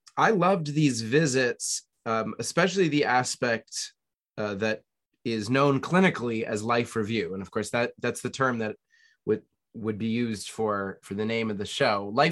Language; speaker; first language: English; native; English